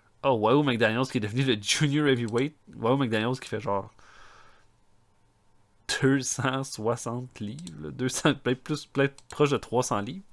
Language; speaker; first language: French; native; French